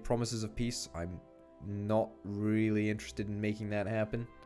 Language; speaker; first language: English; native; English